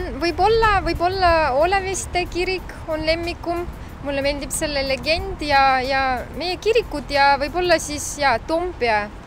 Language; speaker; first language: Estonian; non-native, local second language; Russian